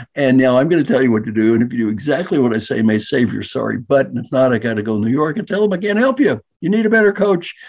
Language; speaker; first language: English; native; English